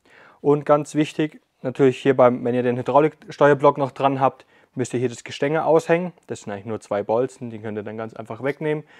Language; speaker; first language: German; native; German